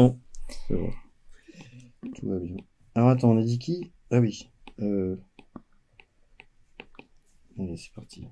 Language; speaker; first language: French; native; French